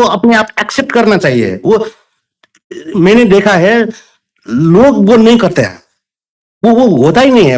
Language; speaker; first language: Hindi; non-native, local second language; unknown